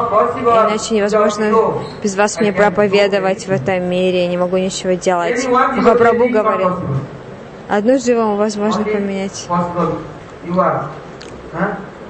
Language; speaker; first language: Russian; non-native, learner; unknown